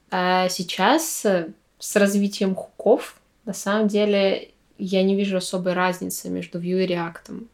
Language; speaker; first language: Russian; native; Russian